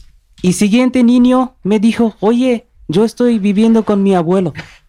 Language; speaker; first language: Spanish; non-native, learner; Bangla